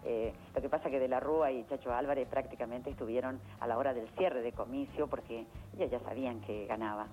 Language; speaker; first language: Spanish; native; Spanish